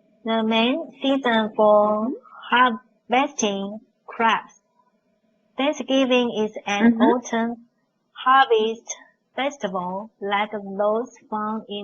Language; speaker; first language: English; non-native, learner; Chinese